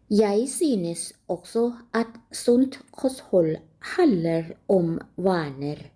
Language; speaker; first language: Norwegian; non-native, learner; Thai